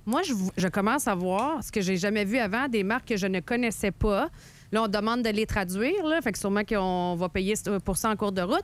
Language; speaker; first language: French; native; French